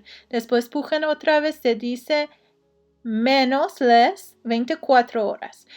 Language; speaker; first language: Spanish; non-native, learner; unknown